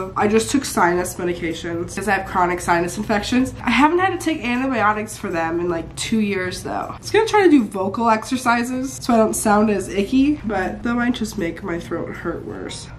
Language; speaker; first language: English; native; English